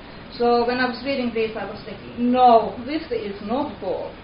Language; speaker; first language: English; non-native, fluent; Finnish